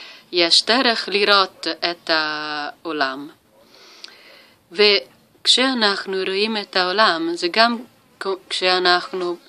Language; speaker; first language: Hebrew; non-native, learner; Italian